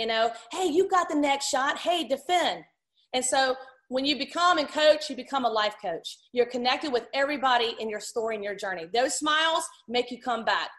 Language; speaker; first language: English; native; English